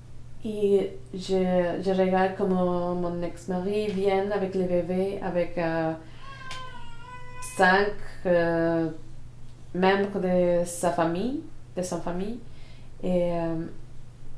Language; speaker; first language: French; non-native, learner; Spanish